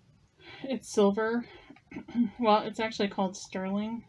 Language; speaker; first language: English; native; English